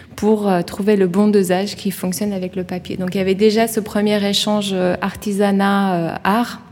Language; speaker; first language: French; early bilingual, other home language; Persian